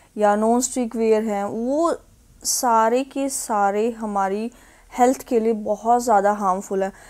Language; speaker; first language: Hindi; native; Hindi